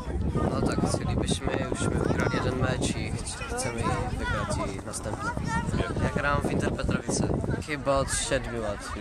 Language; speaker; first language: Polish; early bilingual, heritage; Polish